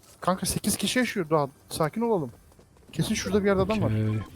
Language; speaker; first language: Turkish; native; Turkish